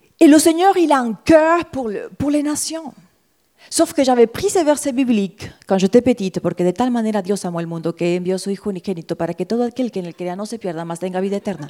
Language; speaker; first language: French; non-native, fluent; Spanish